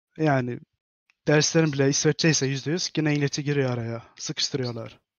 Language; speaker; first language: Turkish; early bilingual, heritage; Turkish